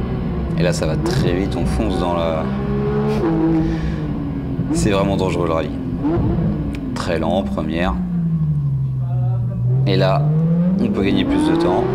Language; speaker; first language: French; native; French